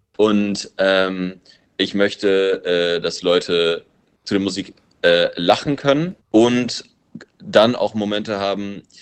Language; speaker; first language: German; early bilingual, other home language; English